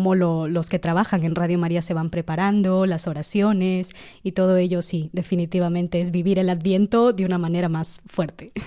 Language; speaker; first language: Spanish; native; Spanish